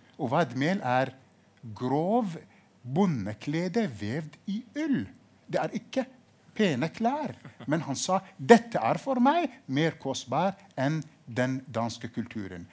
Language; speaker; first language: Norwegian; non-native, fluent; Arabic